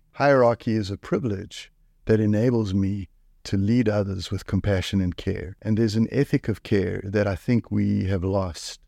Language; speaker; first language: English; native; English